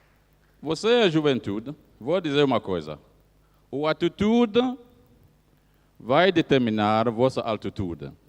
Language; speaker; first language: Portuguese; non-native, fluent; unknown